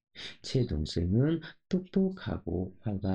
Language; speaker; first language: Korean; non-native, local second language; Nepali